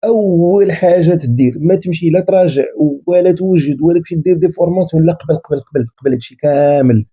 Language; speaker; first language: Arabic; native; Arabic